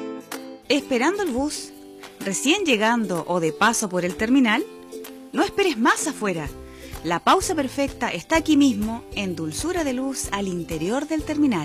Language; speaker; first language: Spanish; native; Spanish